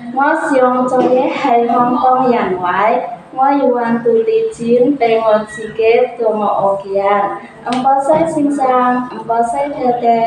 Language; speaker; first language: Cantonese; non-native, learner; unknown